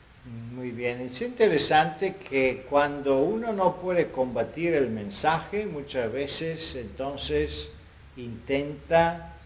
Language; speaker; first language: Spanish; non-native, fluent; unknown